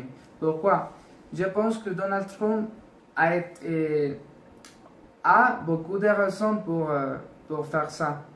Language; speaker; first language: French; non-native, learner; Spanish